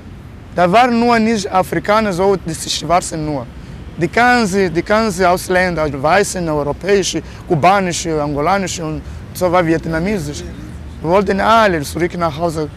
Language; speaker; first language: German; non-native, learner; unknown